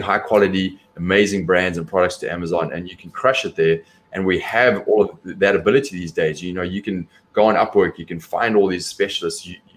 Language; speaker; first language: English; native; English